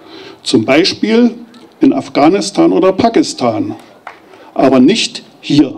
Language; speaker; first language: German; native; German